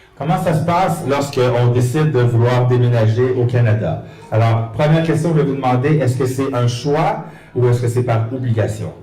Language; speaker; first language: French; native; French